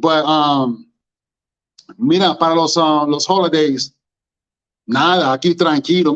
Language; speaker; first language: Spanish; non-native, learner; English